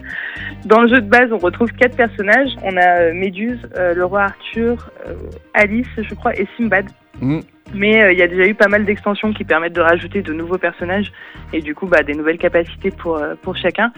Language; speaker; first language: French; native; French